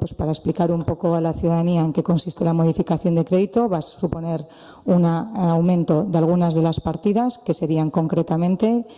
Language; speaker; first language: Spanish; native; Spanish